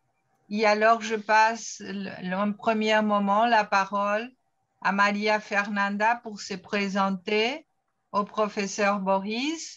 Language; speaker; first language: French; non-native, fluent; Portuguese